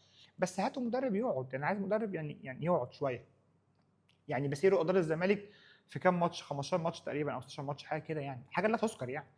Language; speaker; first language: Arabic; native; Arabic